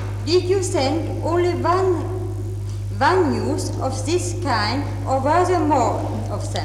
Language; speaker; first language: English; non-native, fluent; Czech